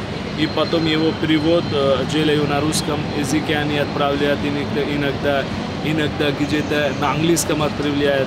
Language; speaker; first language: Russian; non-native, learner; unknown